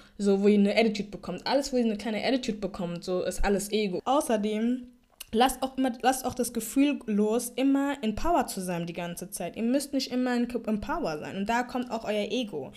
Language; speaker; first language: German; early bilingual, heritage; German